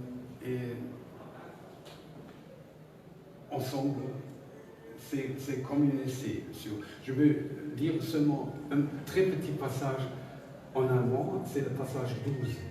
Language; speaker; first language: French; non-native, learner; German